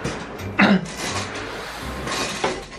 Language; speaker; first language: Korean; non-native, fluent; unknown